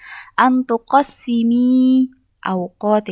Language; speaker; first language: Arabic; non-native, fluent; Indonesian